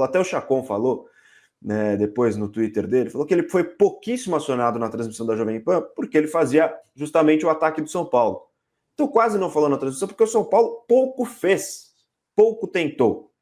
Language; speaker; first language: Portuguese; native; Portuguese